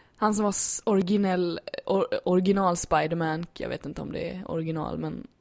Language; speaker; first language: Swedish; native; Swedish